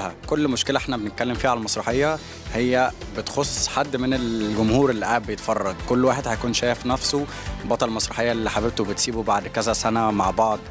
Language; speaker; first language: Arabic; native; Arabic